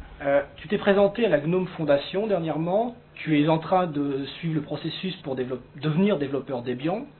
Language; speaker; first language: French; native; French